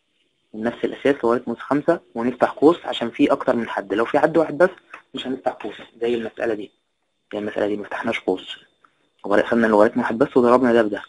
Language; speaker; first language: Arabic; native; Arabic